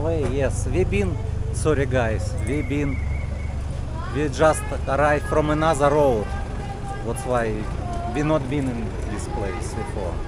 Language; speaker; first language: English; non-native, learner; Russian